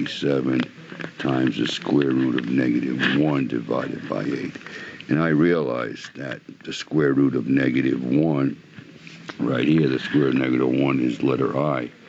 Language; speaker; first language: English; native; English